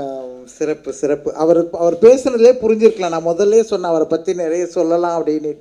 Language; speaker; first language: Tamil; native; Tamil